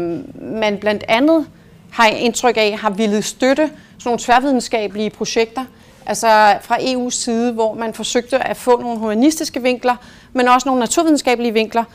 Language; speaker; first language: Danish; native; Danish